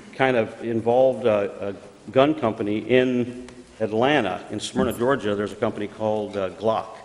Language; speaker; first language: English; native; English